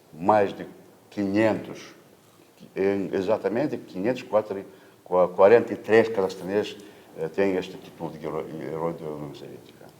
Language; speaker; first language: Portuguese; non-native, fluent; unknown